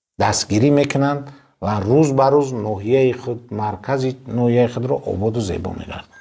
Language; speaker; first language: Tajik; native; Tajik